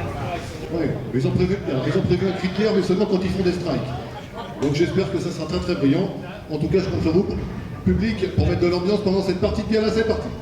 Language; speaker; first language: French; native; French